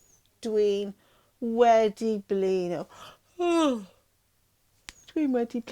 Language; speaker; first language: Welsh; non-native, local second language; English